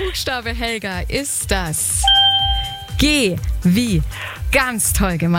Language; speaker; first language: German; native; German